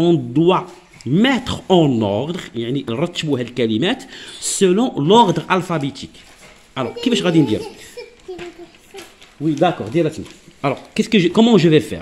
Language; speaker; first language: French; non-native, local second language; Arabic